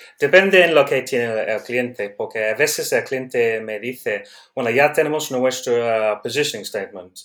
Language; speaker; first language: Spanish; non-native, learner; English